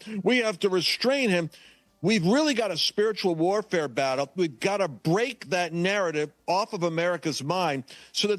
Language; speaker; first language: English; native; English